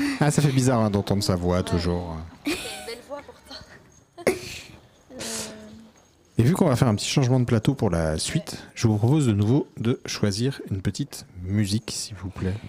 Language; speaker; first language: French; native; French